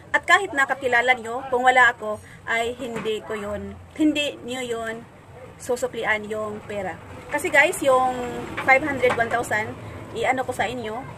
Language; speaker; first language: Filipino; non-native, local second language; Cebuano